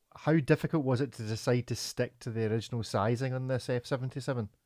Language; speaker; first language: English; native; English